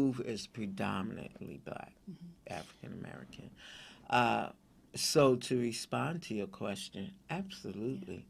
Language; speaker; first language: English; native; English